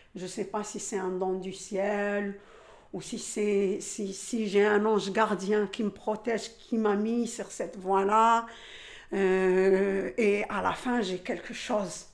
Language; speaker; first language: French; non-native, local second language; Arabic